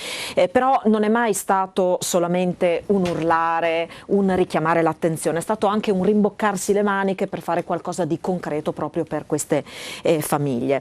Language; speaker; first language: Italian; native; Italian